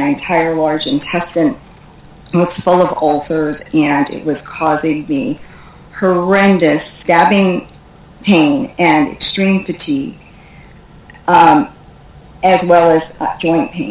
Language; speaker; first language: English; native; English